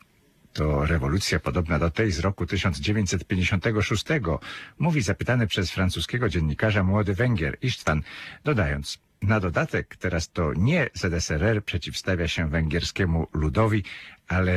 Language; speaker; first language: Polish; native; Polish